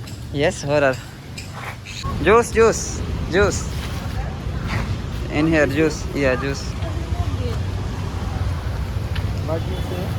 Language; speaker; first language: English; non-native, learner; Urdu